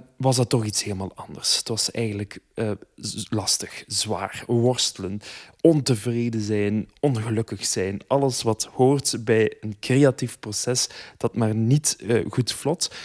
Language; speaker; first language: Dutch; native; Dutch